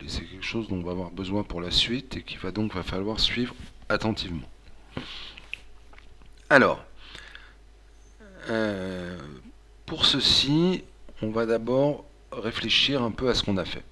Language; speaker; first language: French; native; French